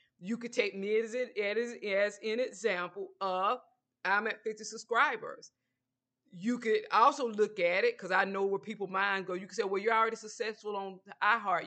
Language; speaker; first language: English; native; English